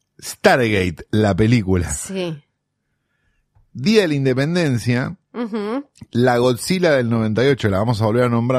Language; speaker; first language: Spanish; native; Spanish